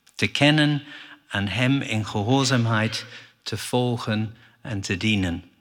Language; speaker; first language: Dutch; non-native, fluent; English